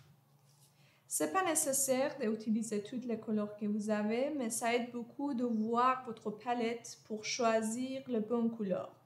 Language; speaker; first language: French; non-native, fluent; Persian